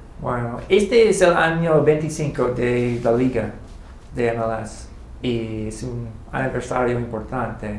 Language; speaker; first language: Spanish; non-native, learner; English